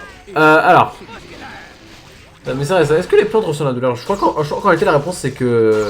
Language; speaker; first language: French; native; French